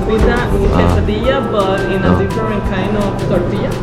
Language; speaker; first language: English; non-native, learner; Spanish